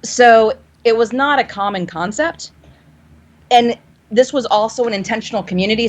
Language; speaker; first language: English; native; English